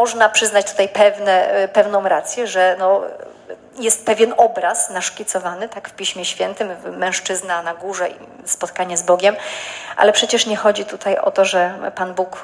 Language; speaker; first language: Polish; native; Polish